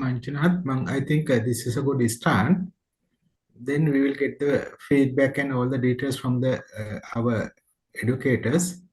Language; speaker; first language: English; non-native, local second language; Sinhala